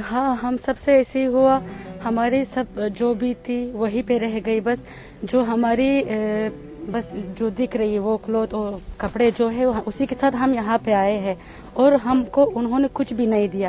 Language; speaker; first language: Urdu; non-native, fluent; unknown